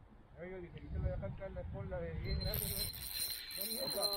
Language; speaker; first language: Spanish; native; Spanish